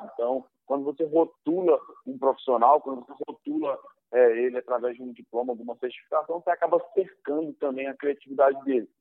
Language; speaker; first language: Portuguese; native; Portuguese